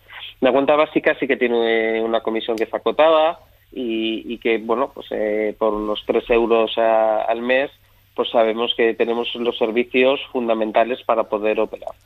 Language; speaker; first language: Spanish; native; Spanish